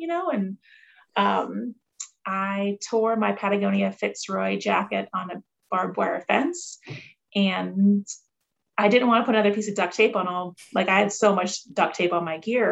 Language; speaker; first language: English; native; English